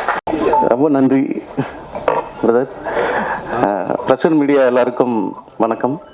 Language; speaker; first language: Tamil; native; Tamil